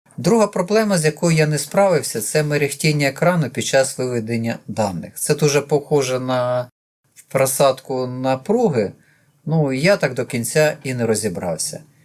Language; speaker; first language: Ukrainian; non-native, local second language; Russian